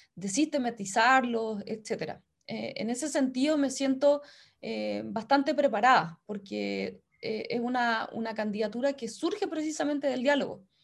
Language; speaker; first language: Spanish; native; Spanish